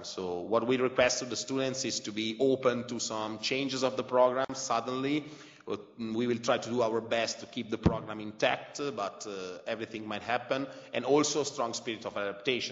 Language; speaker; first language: English; non-native, fluent; Italian